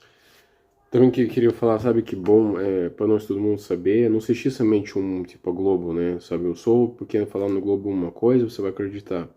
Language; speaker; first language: Portuguese; non-native, learner; Russian